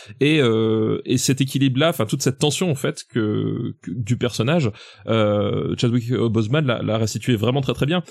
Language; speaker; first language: French; native; French